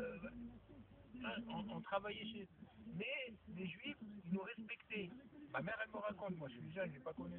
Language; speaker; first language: French; non-native, local second language; Arabic